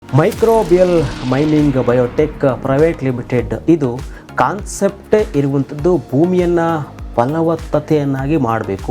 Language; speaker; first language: Kannada; native; Kannada